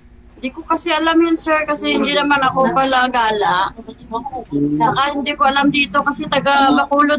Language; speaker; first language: Filipino; non-native, local second language; Hiligaynon